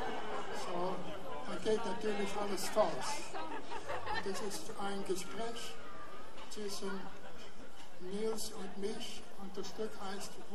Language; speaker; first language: German; non-native, fluent; Dutch